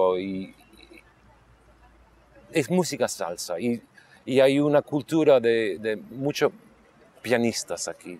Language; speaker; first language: Spanish; non-native, local second language; English